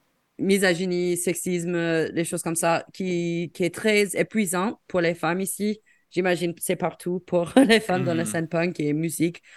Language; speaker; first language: French; non-native, fluent; English